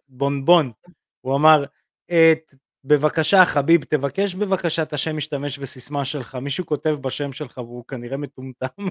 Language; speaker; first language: Hebrew; early bilingual, other home language; Russian